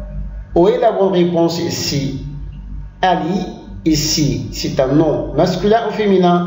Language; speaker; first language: French; non-native, local second language; Arabic